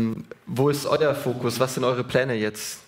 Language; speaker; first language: German; native; German